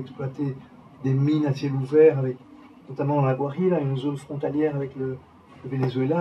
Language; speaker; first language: French; native; French